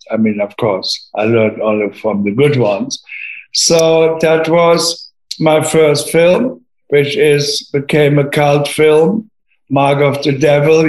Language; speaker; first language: English; non-native, fluent; German